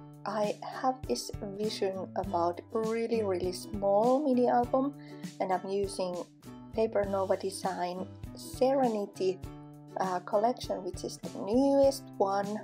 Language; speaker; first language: English; non-native, fluent; Finnish